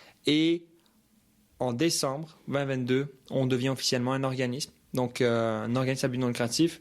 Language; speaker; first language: French; early bilingual, other home language; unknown